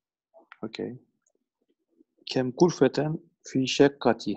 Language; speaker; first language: Arabic; non-native, learner; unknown